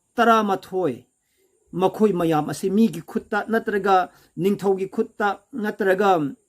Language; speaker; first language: Manipuri; non-native, local second language; Rongmei Naga